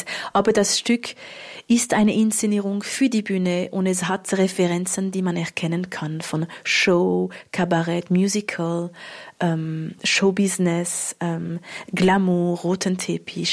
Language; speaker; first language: German; non-native, local second language; French